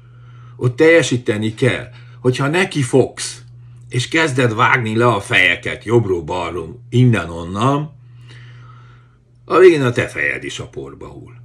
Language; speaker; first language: Hungarian; native; Hungarian